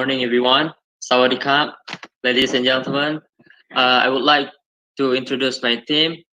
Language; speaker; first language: English; non-native, fluent; Indonesian